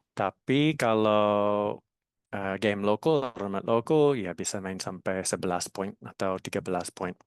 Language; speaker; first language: Indonesian; non-native, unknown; English